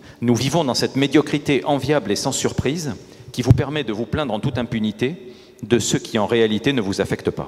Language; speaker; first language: French; native; French